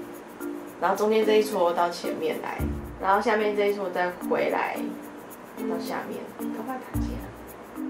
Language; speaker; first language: Chinese; native; Chinese